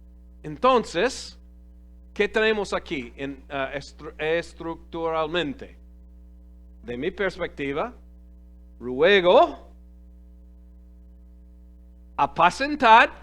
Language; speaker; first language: Spanish; non-native, fluent; English